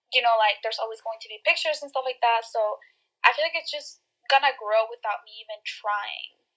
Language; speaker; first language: English; early bilingual, other home language; Spanish